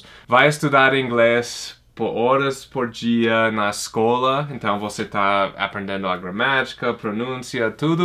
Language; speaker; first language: Portuguese; non-native, fluent; English